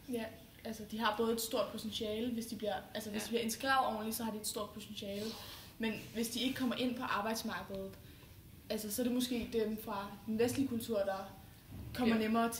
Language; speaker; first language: Danish; native; Danish